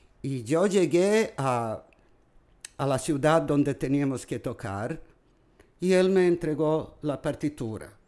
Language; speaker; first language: Spanish; non-native, fluent; Serbian